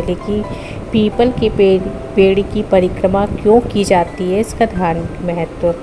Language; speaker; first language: Hindi; native; Hindi